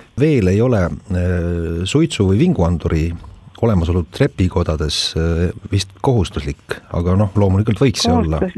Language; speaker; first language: Estonian; native; Estonian